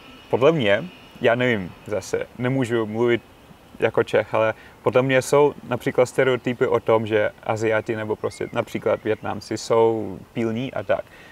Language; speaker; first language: Czech; non-native, fluent; Russian